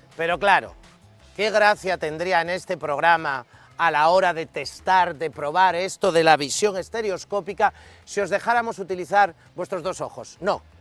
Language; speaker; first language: Spanish; native; Spanish